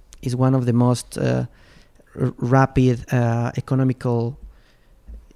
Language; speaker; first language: English; non-native, fluent; Spanish